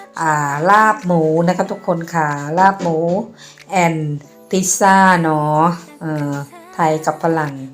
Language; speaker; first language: Thai; non-native, local second language; Northeastern Thai